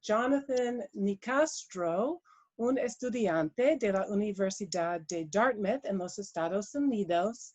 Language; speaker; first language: Spanish; non-native, learner; English